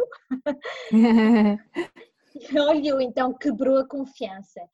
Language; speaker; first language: Portuguese; early bilingual, heritage; Portuguese